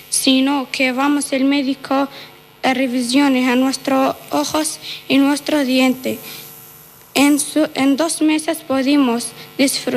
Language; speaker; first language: Spanish; non-native, fluent; Arabic